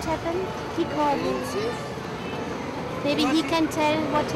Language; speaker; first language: English; non-native, learner; Korean